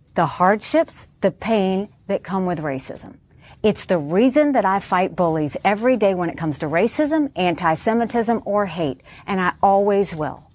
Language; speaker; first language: English; native; English